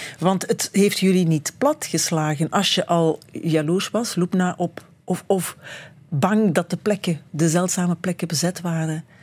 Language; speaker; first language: Dutch; native; Dutch